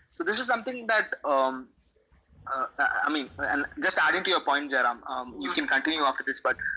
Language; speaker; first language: English; non-native, local second language; Malayalam